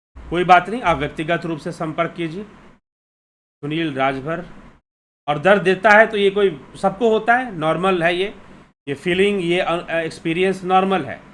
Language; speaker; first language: Hindi; native; Hindi